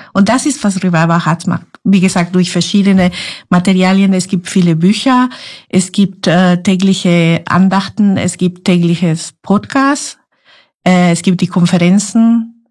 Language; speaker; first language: German; non-native, fluent; Spanish